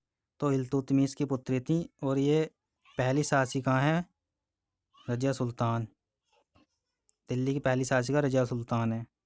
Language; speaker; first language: Hindi; native; Hindi